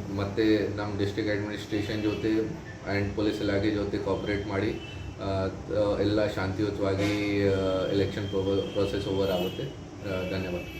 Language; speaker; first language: Kannada; non-native, fluent; Hindi